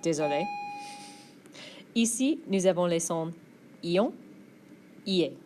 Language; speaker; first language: French; non-native, fluent; English